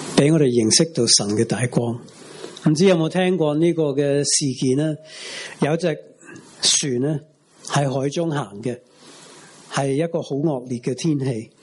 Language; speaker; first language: Cantonese; non-native, fluent; English